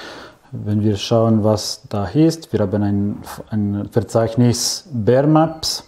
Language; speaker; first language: German; non-native, fluent; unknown